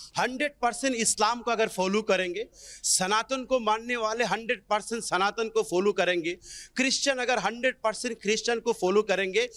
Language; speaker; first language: Urdu; non-native, local second language; Bangla